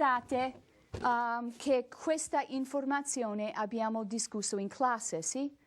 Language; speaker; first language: Italian; non-native, fluent; English